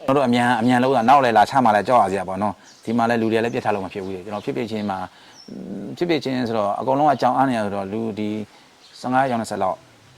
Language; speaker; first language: Burmese; native; Burmese